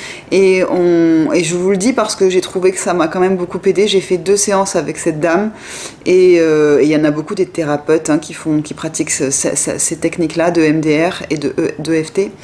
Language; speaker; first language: French; native; French